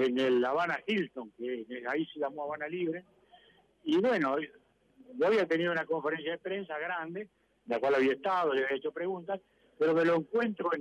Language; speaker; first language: Spanish; native; Spanish